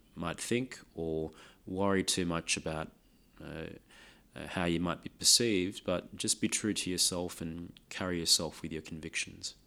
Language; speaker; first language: English; non-native, local second language; Lao